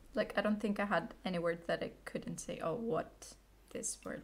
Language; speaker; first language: English; non-native, fluent; Greek